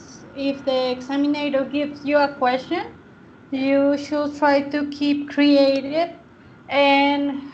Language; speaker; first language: English; non-native, learner; Spanish